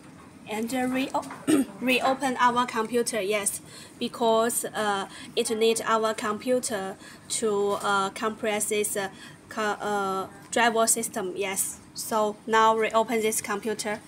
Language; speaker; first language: English; non-native, learner; Chinese